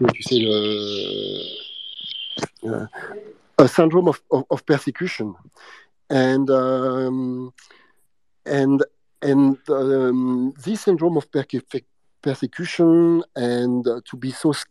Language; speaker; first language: English; non-native, fluent; French